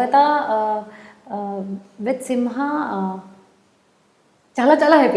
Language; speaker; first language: Telugu; non-native, learner; Hindi